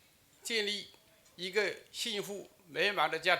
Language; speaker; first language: Chinese; native; Chinese